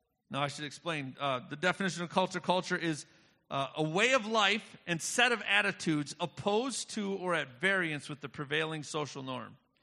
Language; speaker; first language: English; native; English